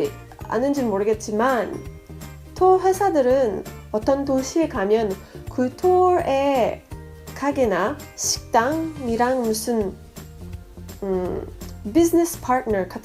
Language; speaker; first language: Korean; non-native, fluent; French